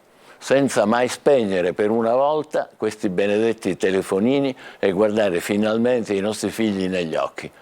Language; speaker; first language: Italian; native; Italian